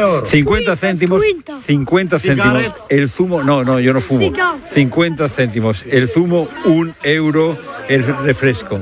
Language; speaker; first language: Spanish; native; Spanish